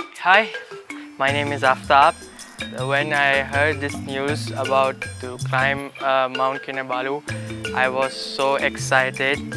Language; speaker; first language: English; non-native, local second language; Malay